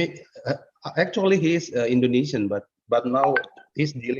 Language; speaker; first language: English; non-native, fluent; Indonesian